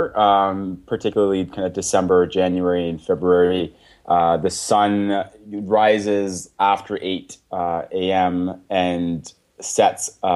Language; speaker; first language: English; native; English